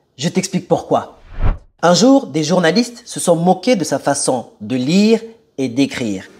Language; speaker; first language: French; early bilingual, other home language; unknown